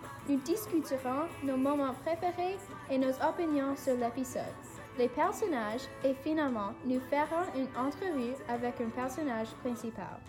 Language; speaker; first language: French; non-native, learner; English